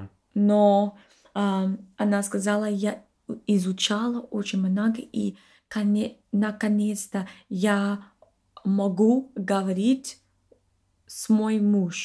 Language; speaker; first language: Russian; non-native, learner; English